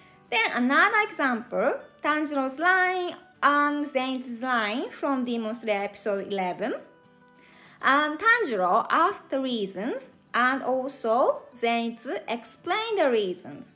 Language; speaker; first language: English; non-native, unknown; Japanese